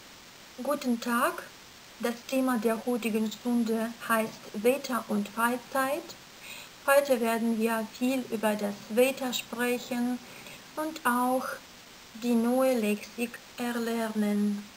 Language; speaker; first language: German; non-native, fluent; Russian